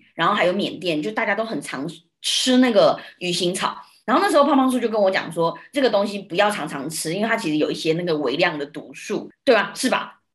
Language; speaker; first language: Chinese; early bilingual, other home language; Burmese